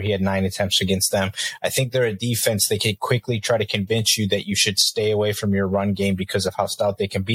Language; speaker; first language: English; native; English